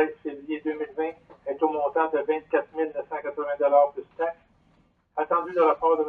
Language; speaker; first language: French; native; French